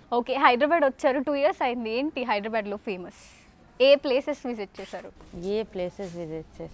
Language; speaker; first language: Telugu; native; Telugu